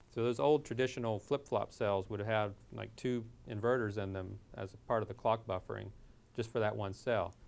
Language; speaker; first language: English; native; English